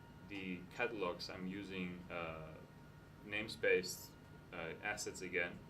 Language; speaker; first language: English; non-native, fluent; Dutch